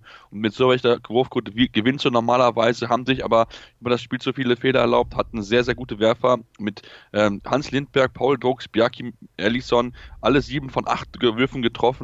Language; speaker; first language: German; native; German